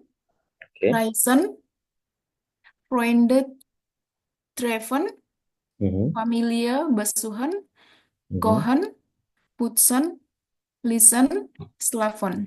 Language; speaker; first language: German; non-native, learner; Indonesian